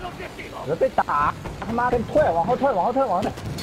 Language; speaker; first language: Chinese; native; Chinese